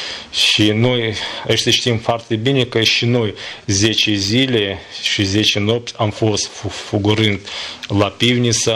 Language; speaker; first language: Romanian; non-native, learner; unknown